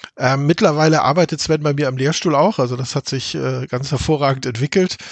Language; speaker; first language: German; native; German